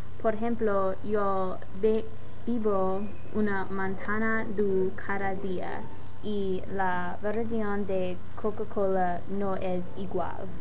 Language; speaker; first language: Spanish; non-native, learner; English